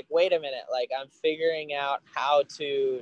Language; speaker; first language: English; native; English